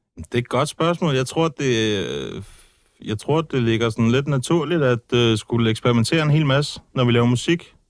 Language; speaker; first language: Danish; native; Danish